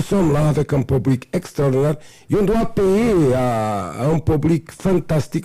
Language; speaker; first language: French; non-native, fluent; Portuguese